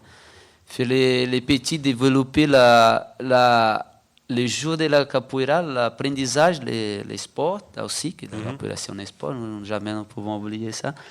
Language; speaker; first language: French; non-native, fluent; Portuguese